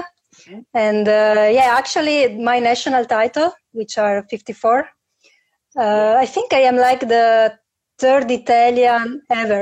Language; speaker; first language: English; non-native, fluent; Italian